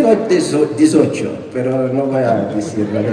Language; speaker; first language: Spanish; non-native, fluent; Portuguese